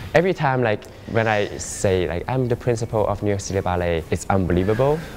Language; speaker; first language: English; non-native, fluent; Chinese